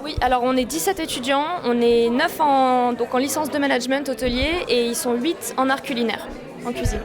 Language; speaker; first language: French; native; French